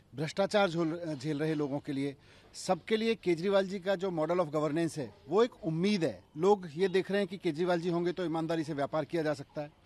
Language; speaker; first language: Hindi; native; Hindi